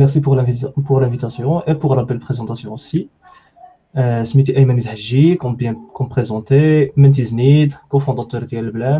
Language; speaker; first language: French; non-native, local second language; Arabic